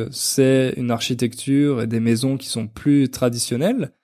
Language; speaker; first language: French; native; French